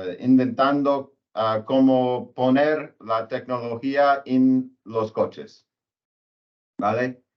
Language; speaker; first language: Spanish; non-native, learner; English